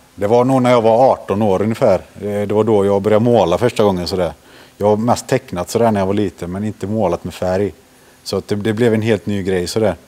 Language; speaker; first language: Swedish; early bilingual, other home language; Finnish